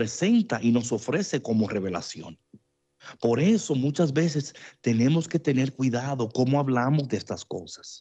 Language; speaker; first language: Spanish; native; Spanish